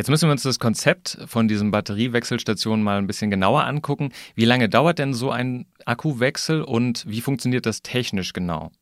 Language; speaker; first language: German; native; German